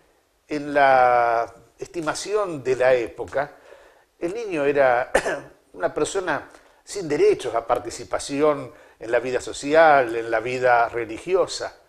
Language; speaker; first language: Spanish; native; Spanish